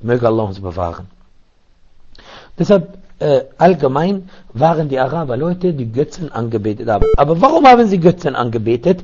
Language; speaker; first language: German; non-native, fluent; Arabic